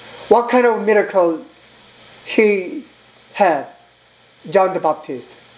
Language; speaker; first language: English; non-native, learner; Korean